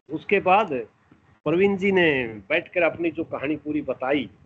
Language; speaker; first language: Hindi; native; Hindi